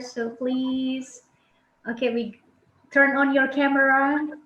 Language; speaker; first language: English; non-native, fluent; Indonesian